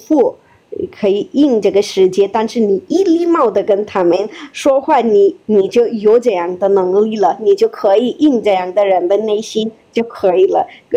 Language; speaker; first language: Chinese; non-native, fluent; Nepali